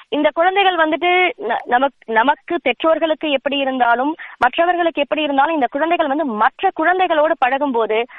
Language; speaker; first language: Tamil; native; Tamil